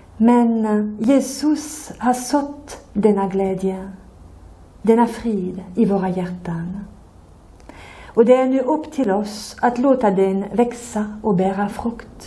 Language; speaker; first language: Swedish; non-native, fluent; French